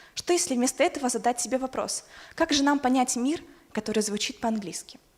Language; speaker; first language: Russian; native; Russian